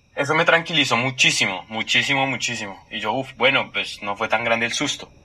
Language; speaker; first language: Spanish; native; Spanish